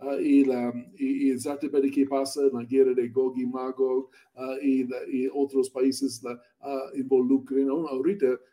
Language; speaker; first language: Spanish; non-native, learner; English